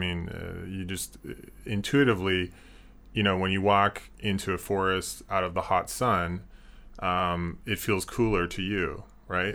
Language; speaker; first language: English; native; English